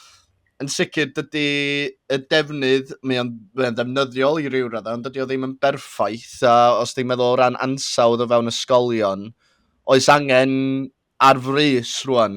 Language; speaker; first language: Welsh; native; Welsh